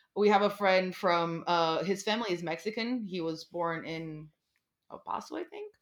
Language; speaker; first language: English; non-native, fluent; Portuguese